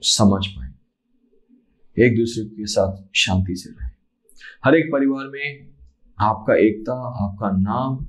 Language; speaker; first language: Hindi; non-native, local second language; Malayalam